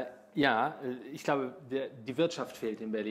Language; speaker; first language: German; native; German